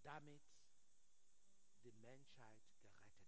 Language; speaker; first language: German; non-native, learner; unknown